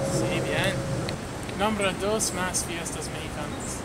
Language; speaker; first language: Spanish; non-native, learner; English